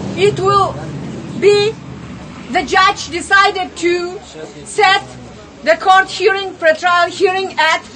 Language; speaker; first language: English; non-native, learner; Russian